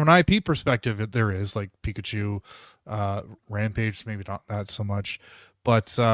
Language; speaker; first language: English; native; English